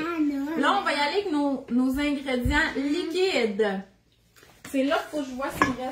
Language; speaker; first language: French; native; French